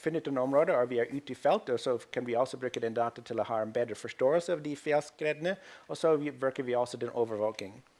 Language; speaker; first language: Norwegian; non-native, fluent; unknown